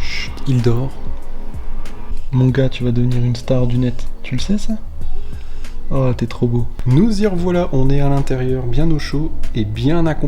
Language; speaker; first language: French; native; French